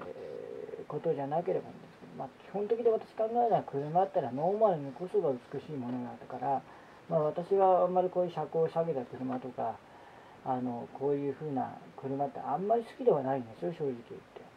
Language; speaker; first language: Japanese; native; Japanese